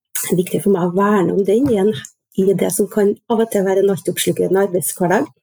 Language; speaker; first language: Norwegian; native; Norwegian